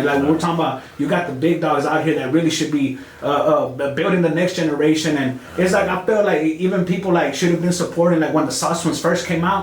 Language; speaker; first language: English; native; English